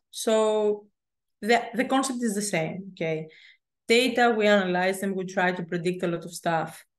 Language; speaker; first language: English; non-native, fluent; Greek